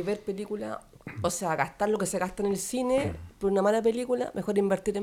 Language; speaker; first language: Spanish; native; Spanish